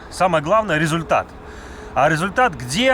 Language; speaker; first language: Russian; native; Russian